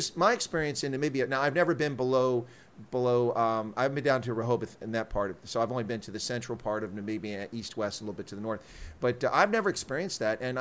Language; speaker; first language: English; native; English